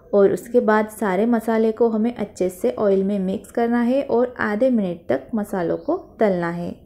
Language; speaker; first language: Hindi; non-native, local second language; Marathi